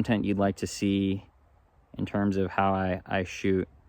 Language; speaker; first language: English; native; English